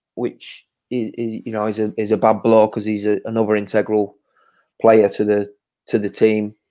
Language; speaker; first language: English; native; English